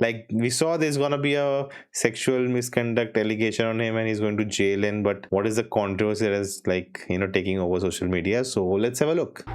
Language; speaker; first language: English; non-native, local second language; Hindi